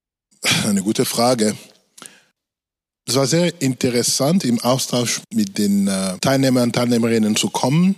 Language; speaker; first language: German; non-native, fluent; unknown